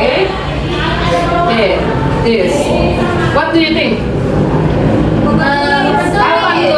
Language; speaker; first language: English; non-native, learner; Indonesian